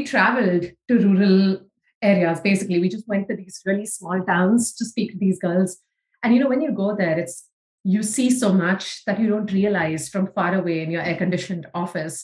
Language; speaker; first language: English; non-native, local second language; Tamil